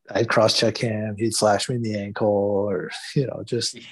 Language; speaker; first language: English; native; English